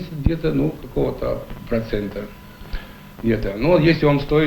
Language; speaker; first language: Russian; native; Russian